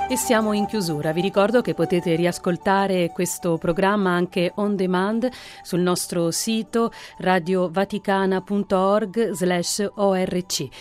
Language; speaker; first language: Italian; native; Italian